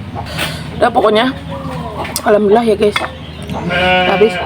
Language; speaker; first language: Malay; non-native, local second language; Sundanese